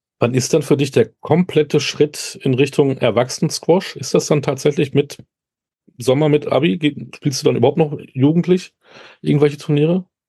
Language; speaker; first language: German; native; German